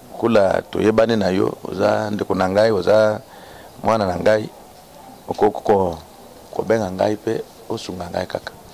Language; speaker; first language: Lingala; native; Lingala